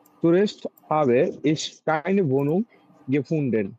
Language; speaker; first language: German; non-native, learner; Bangla